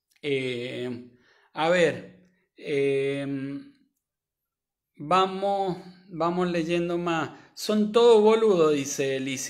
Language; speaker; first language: Spanish; native; Spanish